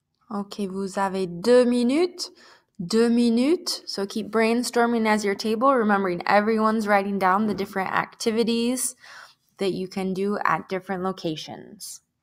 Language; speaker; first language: English; native; English